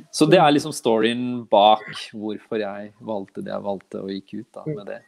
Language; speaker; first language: Norwegian; early bilingual, other home language; Urdu